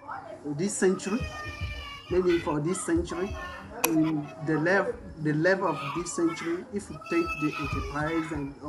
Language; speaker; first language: English; non-native, learner; French